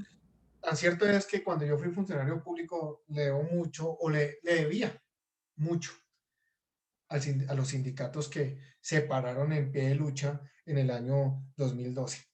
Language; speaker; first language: Spanish; native; Spanish